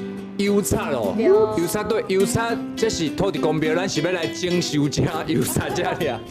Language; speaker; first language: Chinese; native; Chinese